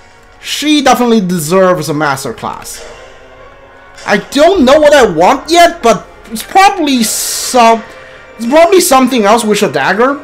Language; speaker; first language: English; native; English